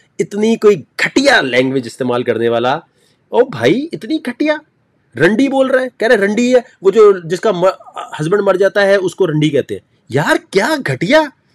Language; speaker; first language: Urdu; native; Urdu